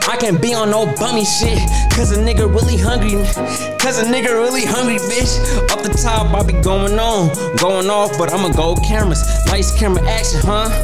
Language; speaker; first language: English; native; English